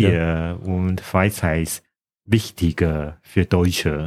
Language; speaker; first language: German; non-native, learner; Chinese